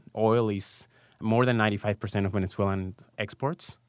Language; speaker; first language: English; non-native, fluent; Spanish